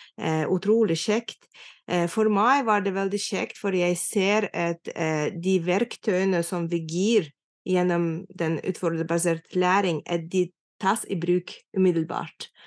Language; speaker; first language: Norwegian; non-native, fluent; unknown